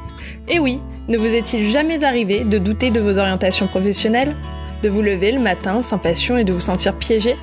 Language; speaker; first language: French; native; French